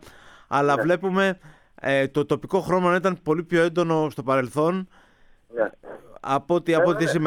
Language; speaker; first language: Greek; native; Greek